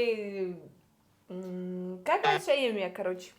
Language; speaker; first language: Russian; non-native, learner; Tajik